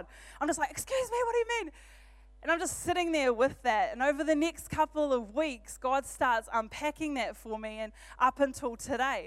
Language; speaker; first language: English; native; English